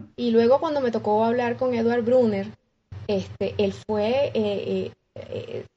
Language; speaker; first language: Spanish; native; Spanish